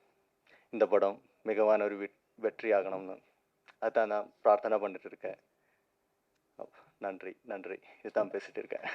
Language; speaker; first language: Tamil; non-native, learner; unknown